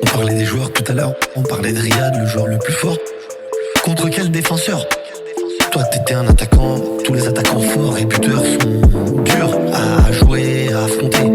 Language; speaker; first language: French; native; French